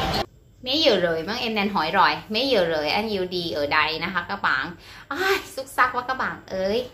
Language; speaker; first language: Vietnamese; non-native, learner; Thai